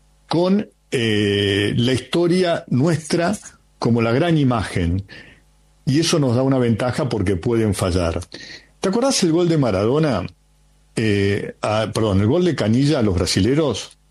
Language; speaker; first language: Spanish; native; Spanish